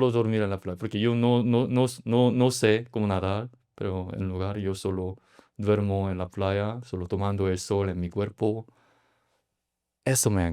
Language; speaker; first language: Spanish; non-native, learner; Korean